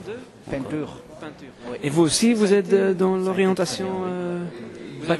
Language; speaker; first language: French; non-native, local second language; Dutch